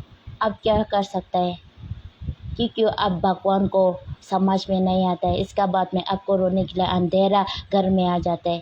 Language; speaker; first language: Hindi; non-native, local second language; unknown